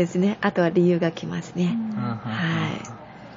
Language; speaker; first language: Japanese; non-native, fluent; Chinese